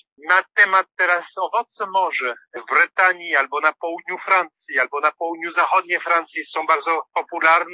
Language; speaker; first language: Polish; non-native, fluent; French